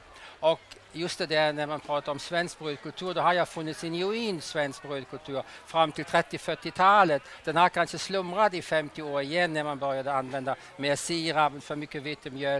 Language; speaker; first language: Swedish; non-native, fluent; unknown